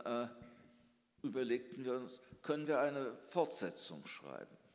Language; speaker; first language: German; early bilingual, heritage; German